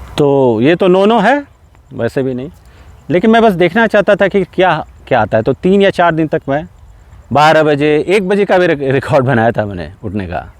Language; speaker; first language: Hindi; native; Hindi